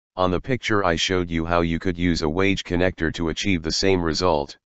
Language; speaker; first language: English; non-native, fluent; German